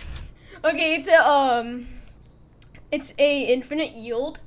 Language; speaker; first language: English; native; English